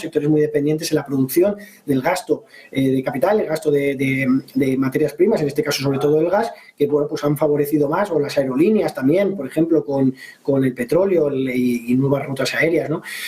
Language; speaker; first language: Spanish; native; Spanish